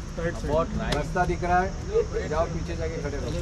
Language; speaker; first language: Hindi; non-native, local second language; Marathi